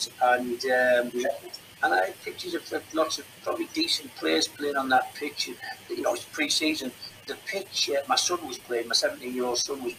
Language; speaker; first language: English; native; English